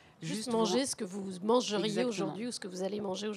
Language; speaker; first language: French; native; French